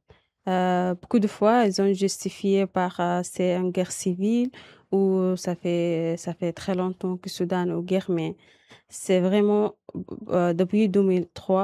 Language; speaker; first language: French; non-native, learner; Arabic